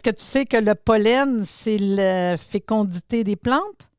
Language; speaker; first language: French; native; French